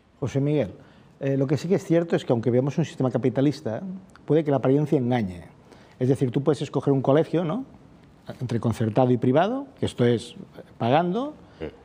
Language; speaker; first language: Spanish; non-native, local second language; Catalan